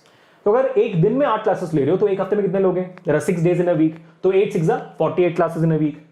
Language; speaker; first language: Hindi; native; Hindi